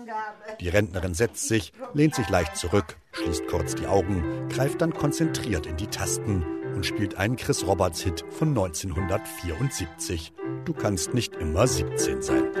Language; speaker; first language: German; native; German